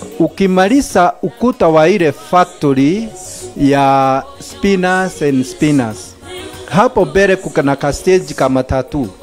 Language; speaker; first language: Swahili; native; Swahili